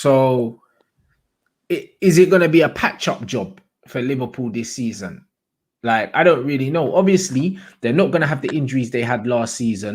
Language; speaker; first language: English; native; English